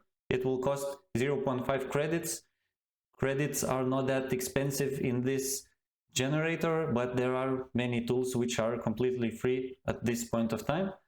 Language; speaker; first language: English; non-native, fluent; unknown